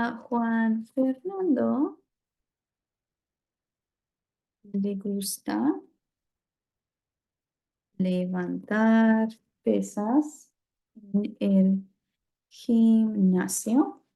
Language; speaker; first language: Spanish; non-native, fluent; English